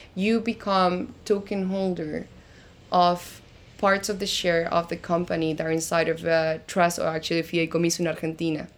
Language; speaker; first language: English; non-native, fluent; Spanish